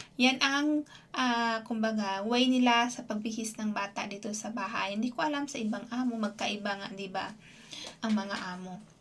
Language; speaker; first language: Filipino; non-native, local second language; Cebuano